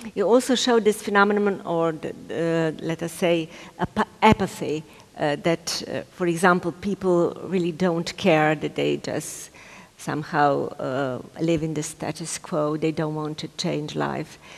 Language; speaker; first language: English; non-native, fluent; Slovenian